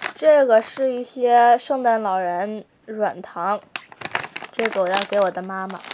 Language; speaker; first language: Chinese; early bilingual, heritage; English